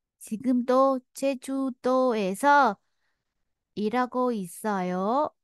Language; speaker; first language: Korean; non-native, fluent; Vietnamese